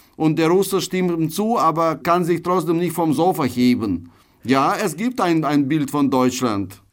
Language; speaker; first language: German; non-native, fluent; Russian